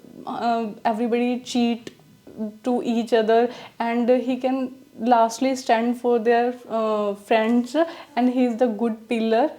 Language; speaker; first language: English; non-native, learner; Punjabi